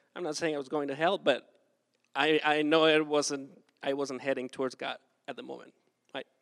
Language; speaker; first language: English; non-native, fluent; Spanish